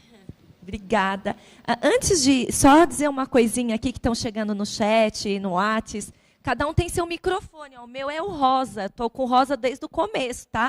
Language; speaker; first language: Portuguese; native; Portuguese